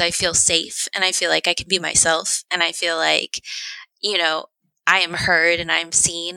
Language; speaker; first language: English; early bilingual, other home language; Spanish